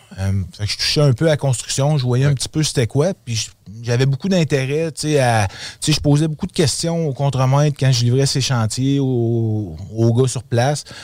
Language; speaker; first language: French; native; French